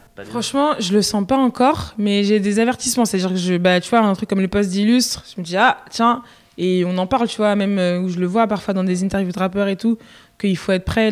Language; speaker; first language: French; native; French